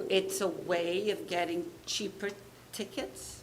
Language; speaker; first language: English; non-native, fluent; Portuguese